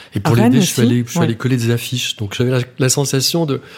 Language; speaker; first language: French; native; French